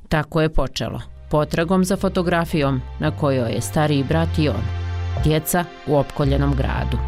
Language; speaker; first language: Croatian; native; Croatian